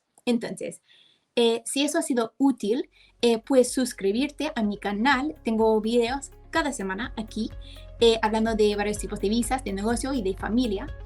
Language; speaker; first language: Spanish; non-native, fluent; English